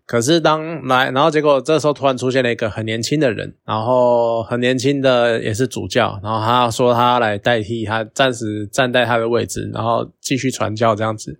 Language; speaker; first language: Chinese; native; Chinese